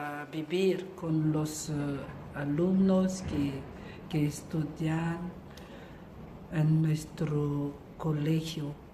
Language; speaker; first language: Spanish; non-native, learner; Malagasy